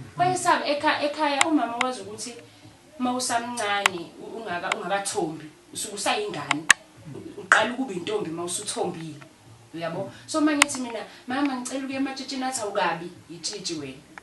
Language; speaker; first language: Zulu; native; Zulu